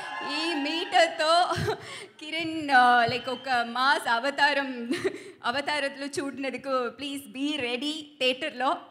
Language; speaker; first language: Telugu; non-native, learner; Tamil